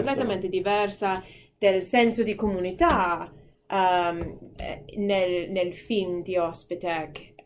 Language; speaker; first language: Italian; non-native, fluent; English